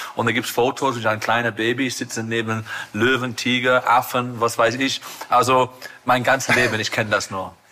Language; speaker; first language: German; non-native, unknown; English